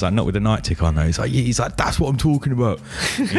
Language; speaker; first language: English; native; English